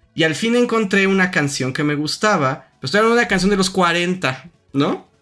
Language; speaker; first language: Spanish; native; Spanish